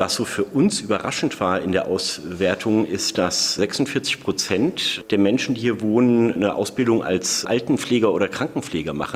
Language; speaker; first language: German; native; German